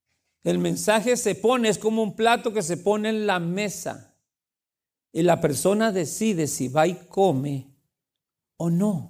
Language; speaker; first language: Spanish; native; Spanish